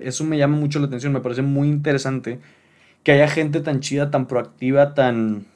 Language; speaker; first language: Spanish; native; Spanish